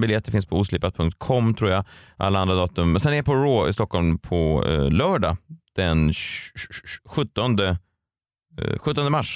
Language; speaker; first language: Swedish; native; Swedish